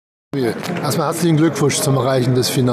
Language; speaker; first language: German; native; German